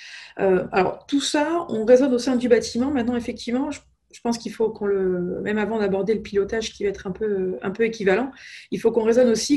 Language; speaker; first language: French; native; French